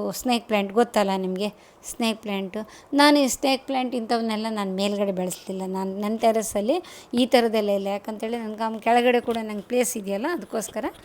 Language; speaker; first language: Kannada; native; Kannada